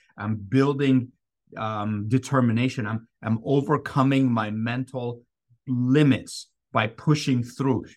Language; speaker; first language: English; non-native, fluent; Persian